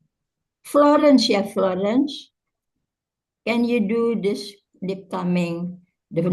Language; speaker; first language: English; non-native, fluent; Indonesian